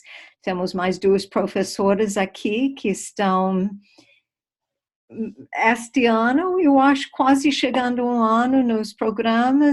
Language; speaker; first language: Portuguese; non-native, fluent; English